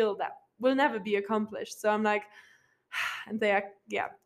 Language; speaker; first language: English; non-native, fluent; Luxembourgish